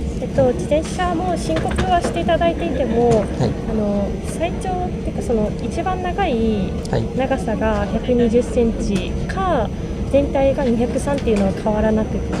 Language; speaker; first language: Japanese; native; Japanese